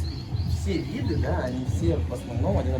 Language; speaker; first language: Russian; native; Russian